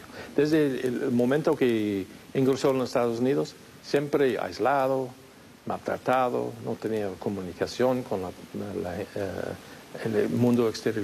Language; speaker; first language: Spanish; non-native, fluent; English